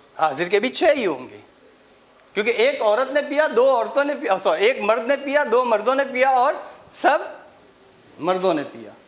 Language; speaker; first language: Urdu; native; Urdu